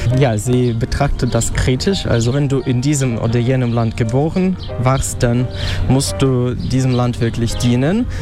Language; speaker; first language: German; non-native, fluent; Russian